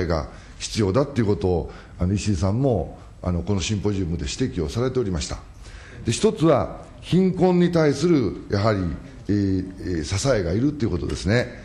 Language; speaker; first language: Japanese; native; Japanese